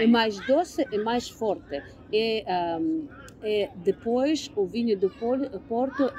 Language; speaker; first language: Portuguese; non-native, learner; English